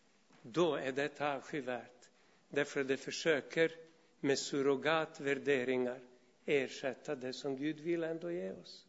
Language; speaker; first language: Swedish; non-native, fluent; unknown